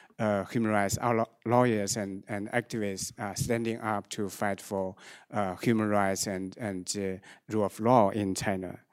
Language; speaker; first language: English; non-native, fluent; Chinese